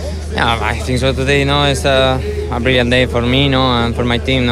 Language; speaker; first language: English; non-native, learner; Spanish